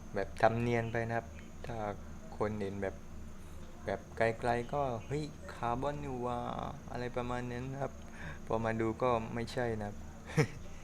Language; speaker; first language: Thai; native; Thai